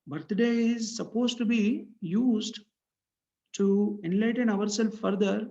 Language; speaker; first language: English; non-native, local second language; Telugu